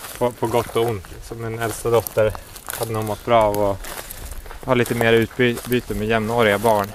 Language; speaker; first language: Swedish; native; Swedish